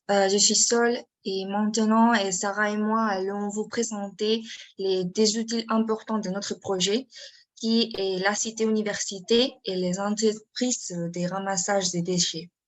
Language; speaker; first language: French; non-native, learner; Spanish